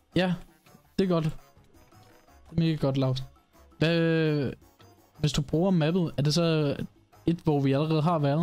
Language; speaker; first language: Danish; native; Danish